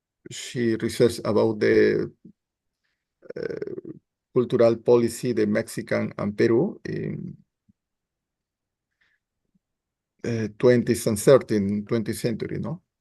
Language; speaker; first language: English; non-native, learner; Spanish